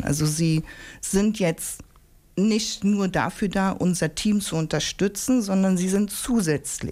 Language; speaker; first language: German; native; German